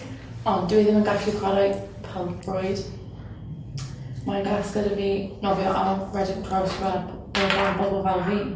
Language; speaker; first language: Welsh; non-native, learner; English